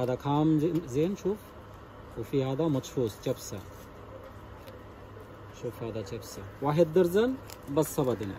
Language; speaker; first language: Arabic; non-native, learner; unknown